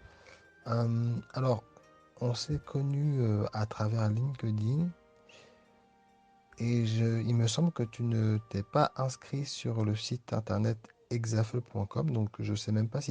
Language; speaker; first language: French; native; French